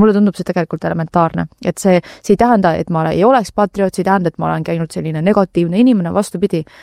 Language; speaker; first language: Estonian; non-native, local second language; Russian